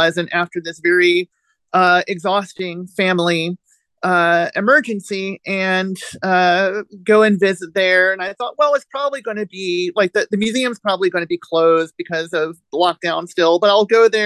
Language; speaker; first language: English; native; English